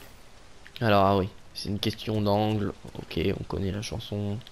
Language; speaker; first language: French; native; French